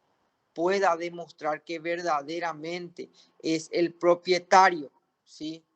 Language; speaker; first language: Spanish; native; Spanish